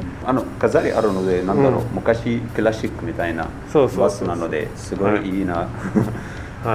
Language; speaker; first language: Japanese; non-native, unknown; Arabic